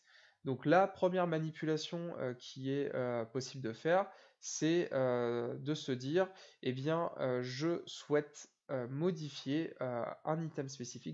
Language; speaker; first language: French; native; French